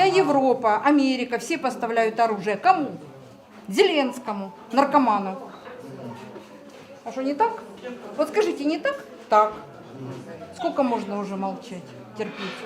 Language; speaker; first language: Russian; native; Russian